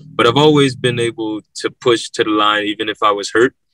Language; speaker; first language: English; native; English